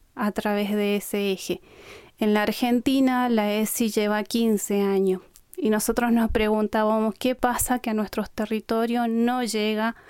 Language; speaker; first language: Spanish; non-native, local second language; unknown